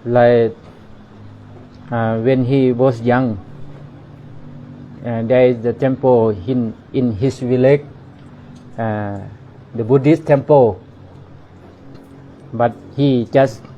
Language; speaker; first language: English; non-native, learner; Thai